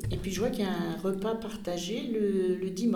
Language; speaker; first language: French; native; French